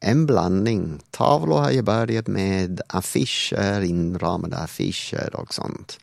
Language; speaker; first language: Swedish; non-native, fluent; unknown